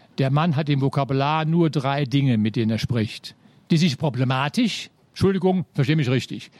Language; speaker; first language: German; native; German